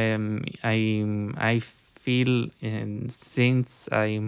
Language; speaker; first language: English; non-native, fluent; Italian